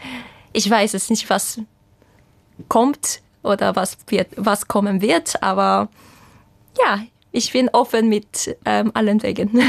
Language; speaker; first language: German; non-native, fluent; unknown